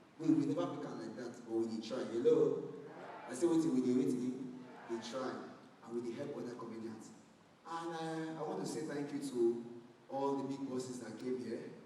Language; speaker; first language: Nigerian Pidgin; non-native, local second language; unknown